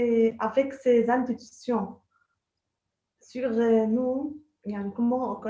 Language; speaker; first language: French; non-native, local second language; Arabic